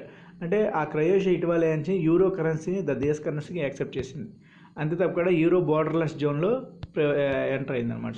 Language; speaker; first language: Telugu; native; Telugu